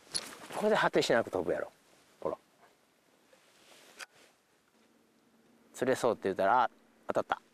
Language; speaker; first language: Japanese; native; Japanese